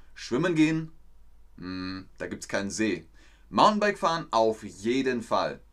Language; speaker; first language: German; native; German